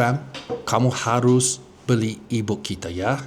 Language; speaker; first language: Indonesian; non-native, fluent; English